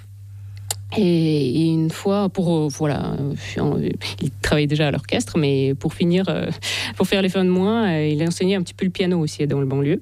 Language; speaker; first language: French; non-native, fluent; Russian